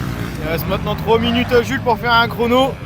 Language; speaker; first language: French; native; French